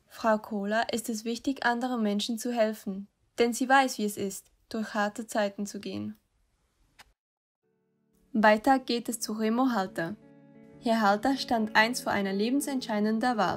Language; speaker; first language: German; native; German